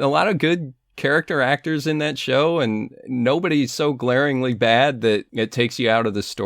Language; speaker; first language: English; native; English